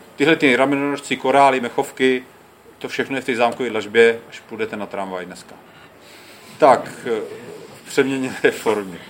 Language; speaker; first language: Czech; native; Czech